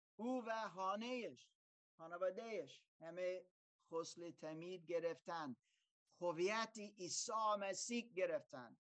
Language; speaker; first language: Persian; non-native, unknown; German